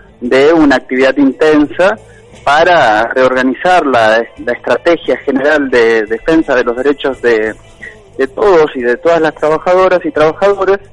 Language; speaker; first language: Spanish; native; Spanish